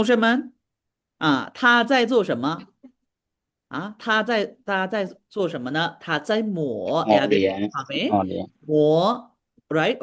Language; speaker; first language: Chinese; non-native, fluent; Sinhala